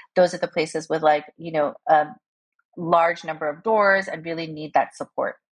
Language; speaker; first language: English; early bilingual, other home language; Korean